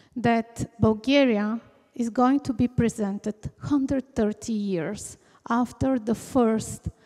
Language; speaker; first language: English; non-native, fluent; Bulgarian